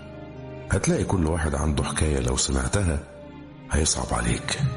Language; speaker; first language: Arabic; native; Arabic